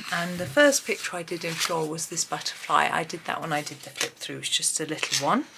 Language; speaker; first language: English; native; English